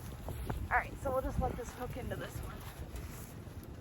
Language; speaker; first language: English; native; English